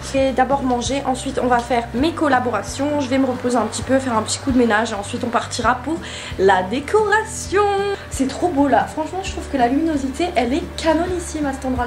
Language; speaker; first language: French; native; French